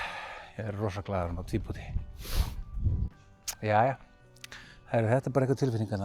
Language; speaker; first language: Icelandic; native; Icelandic